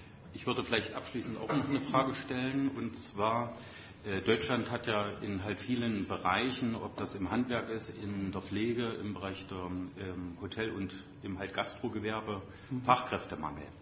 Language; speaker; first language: German; native; German